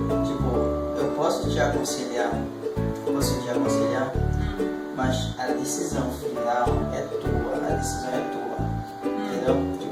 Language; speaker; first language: Portuguese; non-native, local second language; Haitian Creole